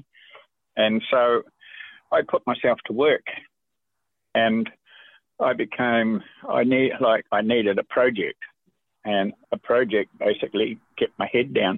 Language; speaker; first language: English; native; English